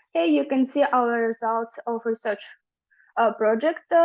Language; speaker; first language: English; non-native, fluent; Ukrainian